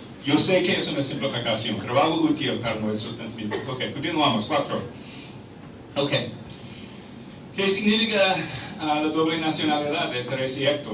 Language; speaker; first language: Spanish; non-native, fluent; English